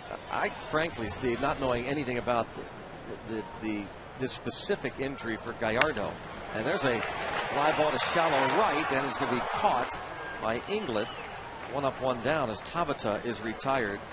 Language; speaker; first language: English; native; English